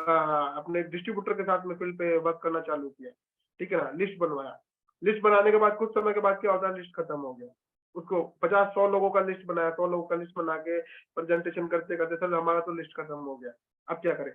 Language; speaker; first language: Hindi; native; Hindi